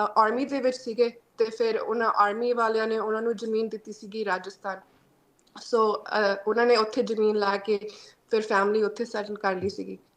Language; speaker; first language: Punjabi; early bilingual, heritage; Punjabi